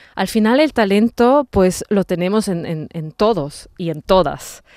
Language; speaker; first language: Spanish; non-native, fluent; German